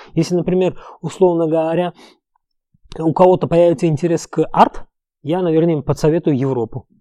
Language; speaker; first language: Russian; non-native, local second language; Uzbek